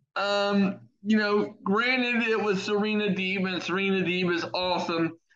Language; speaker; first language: English; native; English